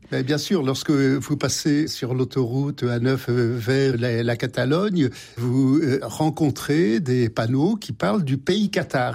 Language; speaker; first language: French; native; French